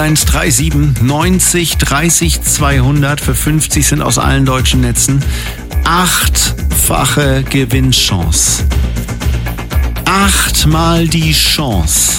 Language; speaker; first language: German; native; German